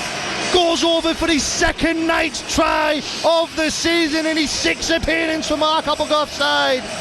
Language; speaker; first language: English; native; English